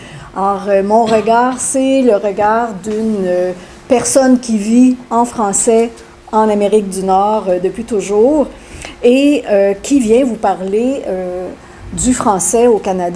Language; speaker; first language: French; native; French